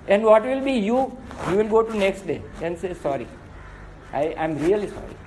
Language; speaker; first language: English; non-native, local second language; Gujarati